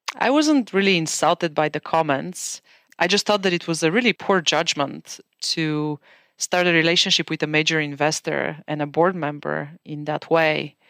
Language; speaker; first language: English; non-native, fluent; Bulgarian